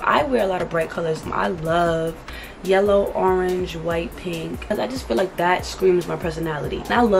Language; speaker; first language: English; native; English